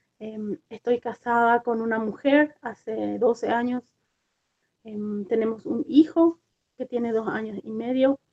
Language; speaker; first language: Spanish; native; Spanish